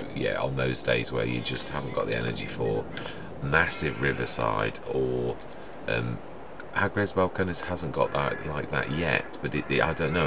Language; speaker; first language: English; native; English